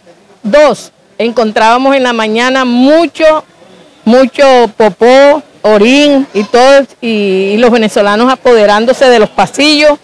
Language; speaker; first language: Spanish; native; Spanish